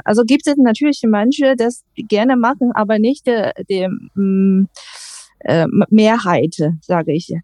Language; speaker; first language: German; non-native, learner; Chinese